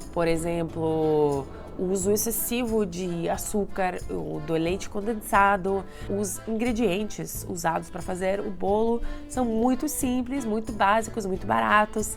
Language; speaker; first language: Portuguese; non-native, fluent; Russian